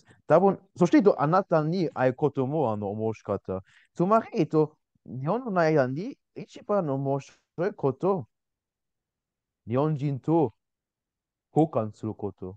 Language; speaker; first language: Japanese; non-native, learner; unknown